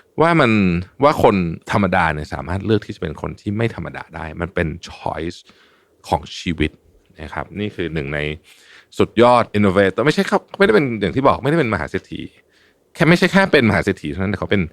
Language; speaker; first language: Thai; native; Thai